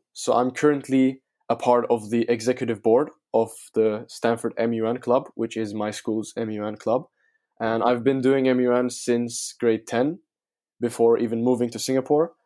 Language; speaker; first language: English; non-native, fluent; Turkish